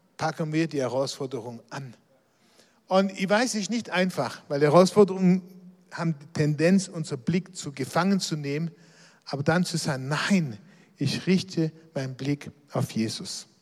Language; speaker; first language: German; non-native, local second language; Swiss German